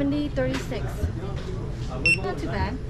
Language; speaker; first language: English; native; English